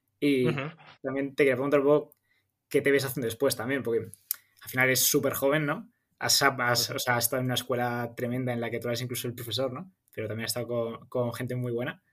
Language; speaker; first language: Spanish; native; Spanish